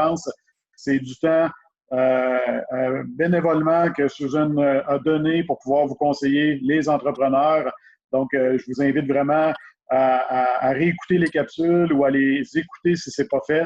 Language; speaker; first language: French; native; French